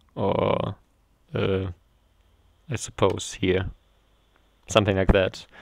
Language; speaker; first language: English; non-native, fluent; German